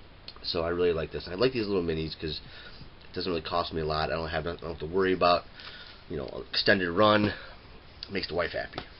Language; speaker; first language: English; native; English